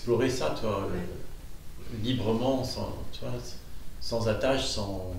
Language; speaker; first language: French; native; French